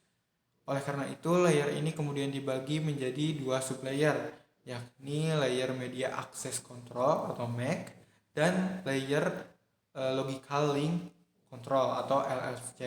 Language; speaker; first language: Indonesian; native; Indonesian